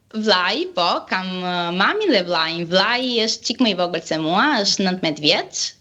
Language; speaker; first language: Albanian; early bilingual, heritage; Albanian